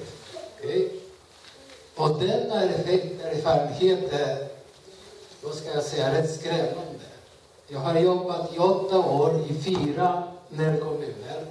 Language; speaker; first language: Swedish; non-native, fluent; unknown